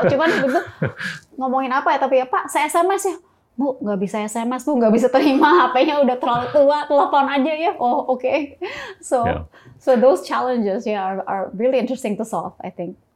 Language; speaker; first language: Indonesian; native; Indonesian